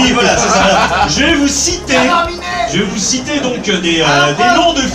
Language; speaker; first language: French; native; French